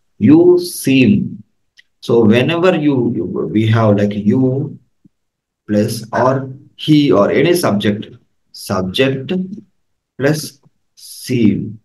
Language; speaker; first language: English; non-native, local second language; Telugu